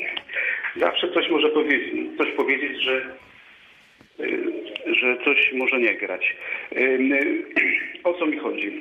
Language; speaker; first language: Polish; native; Polish